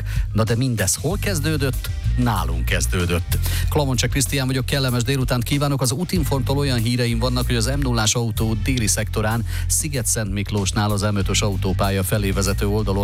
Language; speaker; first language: Hungarian; native; Hungarian